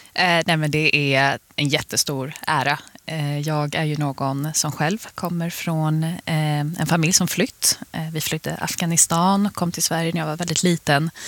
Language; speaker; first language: Swedish; early bilingual, other home language; Persian